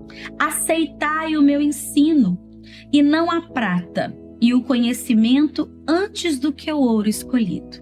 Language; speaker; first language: Portuguese; native; Portuguese